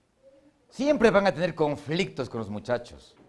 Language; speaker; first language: Spanish; native; Spanish